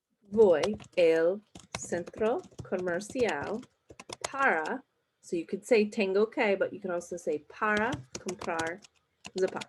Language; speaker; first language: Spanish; non-native, fluent; English